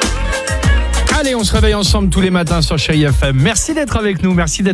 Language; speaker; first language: French; native; French